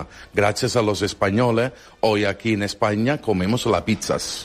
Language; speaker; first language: Spanish; non-native, fluent; Italian